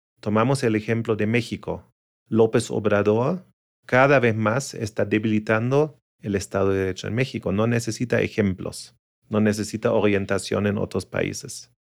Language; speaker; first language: Spanish; non-native, fluent; German